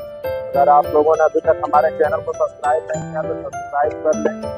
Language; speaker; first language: Hindi; native; Hindi